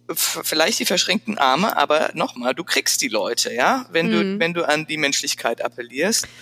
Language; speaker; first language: German; native; German